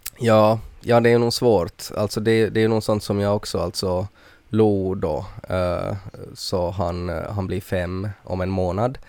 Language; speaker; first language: Swedish; native; Swedish